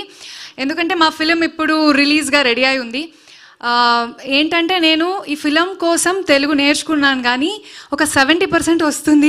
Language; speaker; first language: Telugu; non-native, learner; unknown